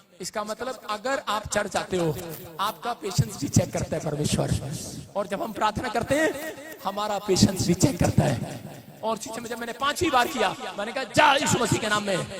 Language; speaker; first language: Hindi; non-native, local second language; Punjabi